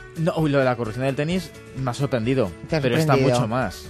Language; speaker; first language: Spanish; native; Spanish